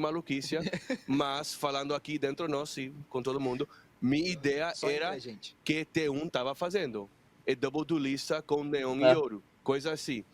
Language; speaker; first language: Portuguese; non-native, fluent; Spanish